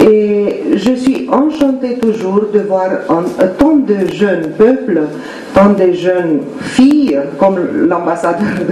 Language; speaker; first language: French; non-native, fluent; Romanian